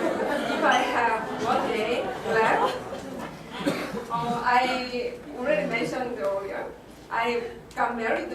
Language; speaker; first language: English; non-native, learner; Korean